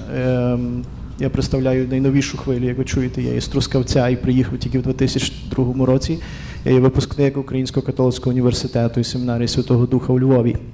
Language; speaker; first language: Ukrainian; native; Ukrainian